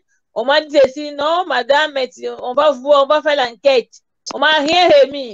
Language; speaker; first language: French; non-native, learner; Portuguese